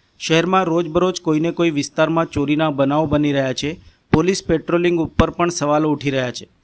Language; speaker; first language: Gujarati; native; Gujarati